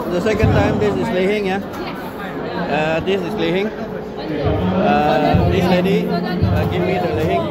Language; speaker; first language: English; non-native, local second language; Malay